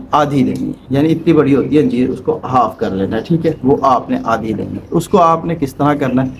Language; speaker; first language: Urdu; non-native, local second language; Punjabi